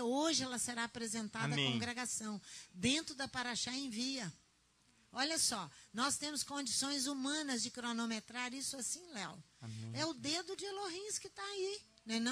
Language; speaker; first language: Portuguese; native; Portuguese